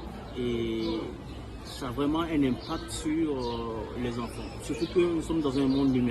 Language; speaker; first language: French; non-native, local second language; Bambara